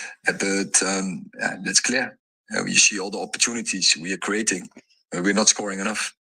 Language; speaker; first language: English; non-native, fluent; Dutch